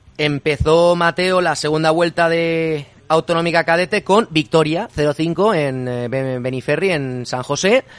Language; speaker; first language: Spanish; native; Spanish